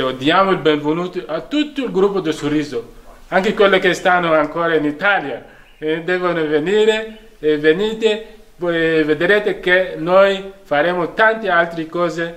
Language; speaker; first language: Italian; non-native, fluent; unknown